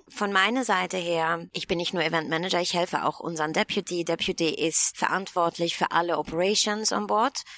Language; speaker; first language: German; non-native, fluent; Greek